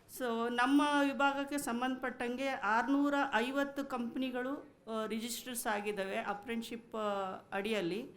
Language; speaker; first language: Kannada; native; Kannada